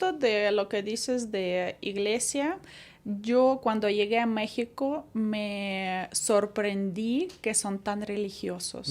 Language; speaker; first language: Spanish; non-native, fluent; Ukrainian